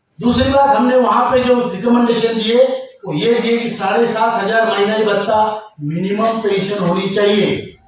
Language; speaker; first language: Hindi; non-native, local second language; Marathi